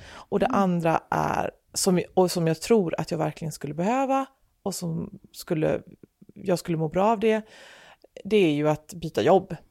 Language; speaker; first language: Swedish; native; Swedish